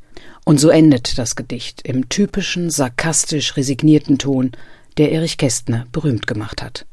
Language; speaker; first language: German; native; German